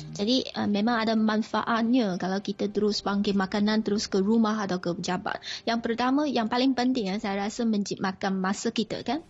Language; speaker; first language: Malay; non-native, fluent; Chinese